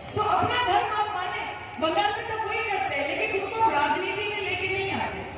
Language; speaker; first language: Hindi; non-native, local second language; Bangla